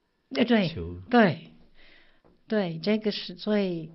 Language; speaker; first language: Chinese; non-native, fluent; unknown